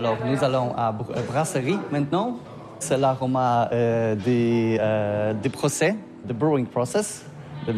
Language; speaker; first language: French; non-native, learner; Polish